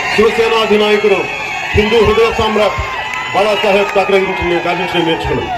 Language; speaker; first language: Hindi; non-native, local second language; Telugu